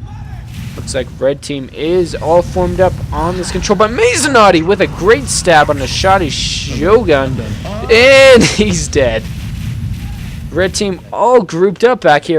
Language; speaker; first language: English; native; English